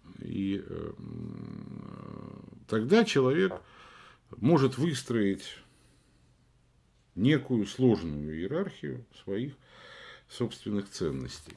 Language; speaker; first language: Russian; native; Russian